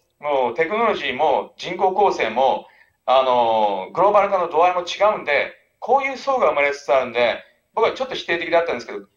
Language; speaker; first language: Japanese; native; Japanese